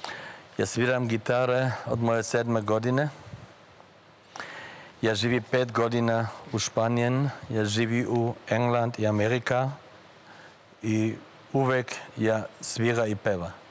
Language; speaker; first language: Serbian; non-native, learner; German